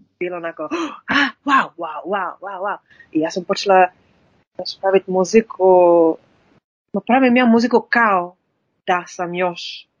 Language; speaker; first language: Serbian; early bilingual, heritage; Serbian